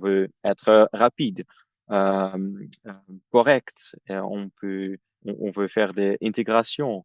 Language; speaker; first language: French; non-native, fluent; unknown